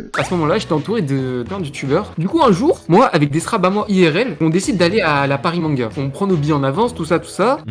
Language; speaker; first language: French; native; French